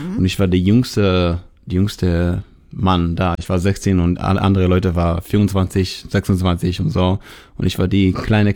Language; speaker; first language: German; non-native, learner; Hebrew